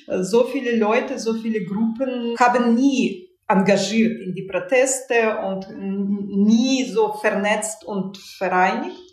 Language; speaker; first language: German; non-native, fluent; Russian